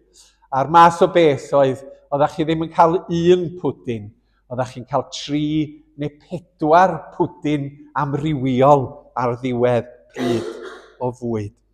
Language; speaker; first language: Welsh; native; Welsh